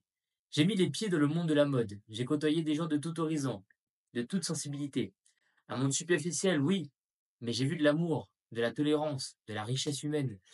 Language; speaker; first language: French; native; French